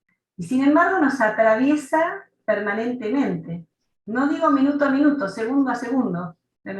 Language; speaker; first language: Spanish; native; Spanish